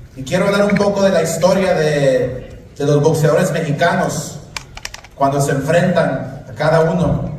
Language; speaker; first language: Spanish; early bilingual, heritage; Spanish